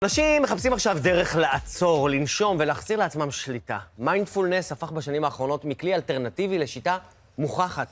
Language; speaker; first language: Hebrew; native; Hebrew